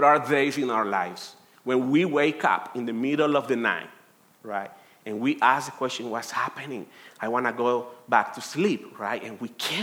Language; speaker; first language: English; non-native, fluent; Spanish